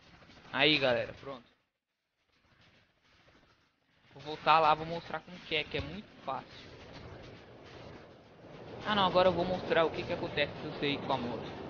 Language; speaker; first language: Portuguese; native; Portuguese